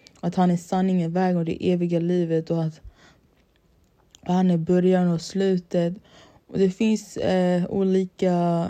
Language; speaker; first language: Swedish; early bilingual, other home language; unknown